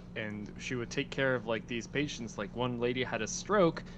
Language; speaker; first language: English; early bilingual, other home language; Spanish